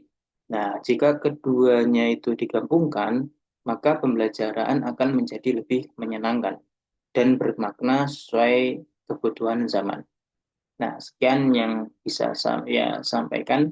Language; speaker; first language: Indonesian; native; Indonesian